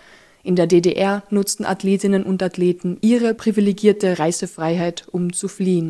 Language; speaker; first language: German; native; German